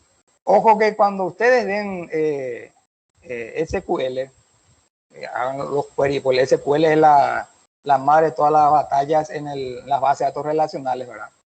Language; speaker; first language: Spanish; native; Spanish